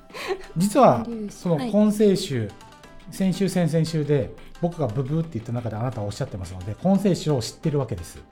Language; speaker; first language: Japanese; native; Japanese